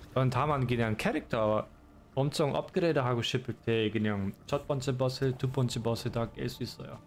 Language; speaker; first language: Korean; non-native, fluent; German